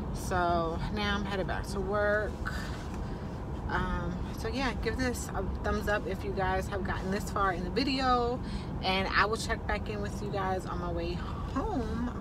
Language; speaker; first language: English; native; English